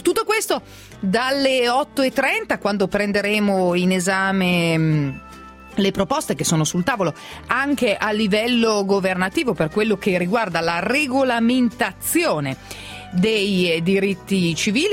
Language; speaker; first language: Italian; native; Italian